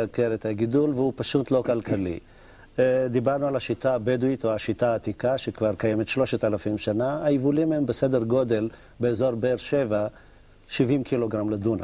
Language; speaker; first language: Hebrew; native; Hebrew